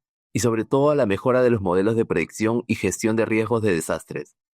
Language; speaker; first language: Spanish; native; Spanish